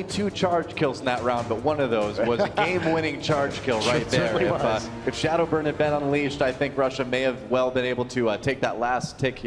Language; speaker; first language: English; native; English